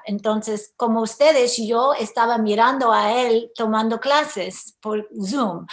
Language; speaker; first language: Spanish; early bilingual, heritage; English